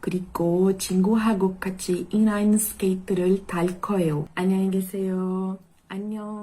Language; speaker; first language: Korean; non-native, learner; Portuguese